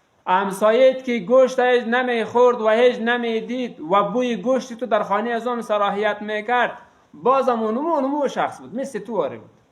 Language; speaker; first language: Persian; native; Persian